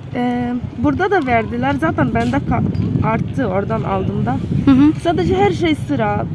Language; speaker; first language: Turkish; non-native, learner; Arabic